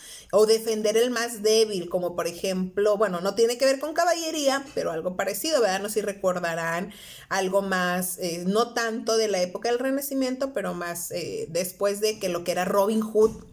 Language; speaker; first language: Spanish; native; Spanish